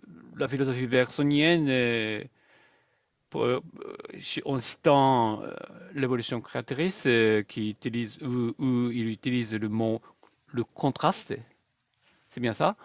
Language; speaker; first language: French; non-native, fluent; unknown